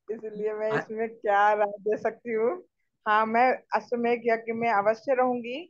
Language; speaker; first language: Hindi; native; Hindi